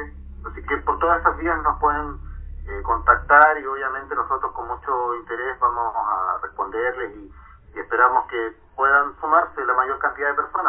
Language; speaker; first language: Spanish; native; Spanish